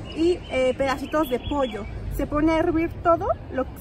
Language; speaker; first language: Spanish; native; Spanish